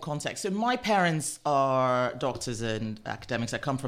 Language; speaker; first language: English; non-native, local second language; Yoruba